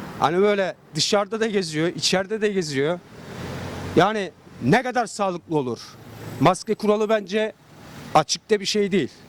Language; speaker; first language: Turkish; native; Turkish